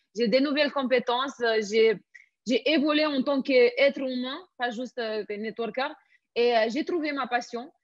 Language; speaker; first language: French; non-native, fluent; Romanian